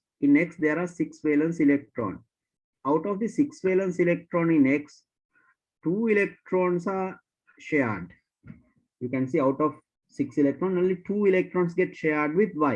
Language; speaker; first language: English; non-native, local second language; Sinhala